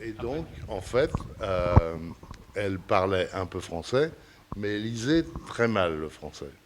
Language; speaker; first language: French; early bilingual, other home language; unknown